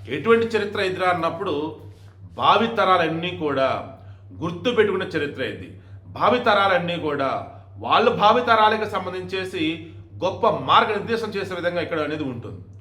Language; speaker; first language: Telugu; native; Telugu